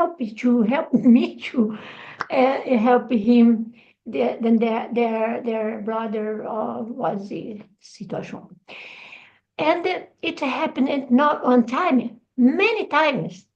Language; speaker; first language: English; non-native, learner; Portuguese